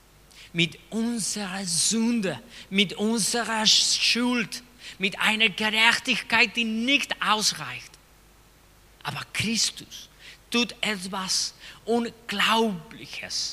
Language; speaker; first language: German; non-native, fluent; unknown